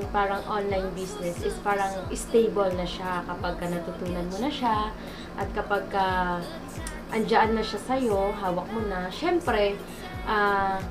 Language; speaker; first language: Filipino; non-native, local second language; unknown